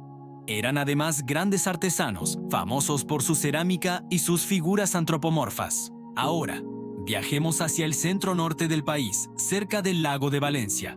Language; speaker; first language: Spanish; native; Spanish